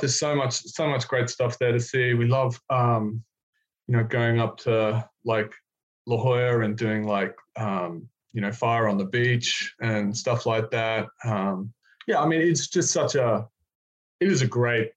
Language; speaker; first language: English; native; English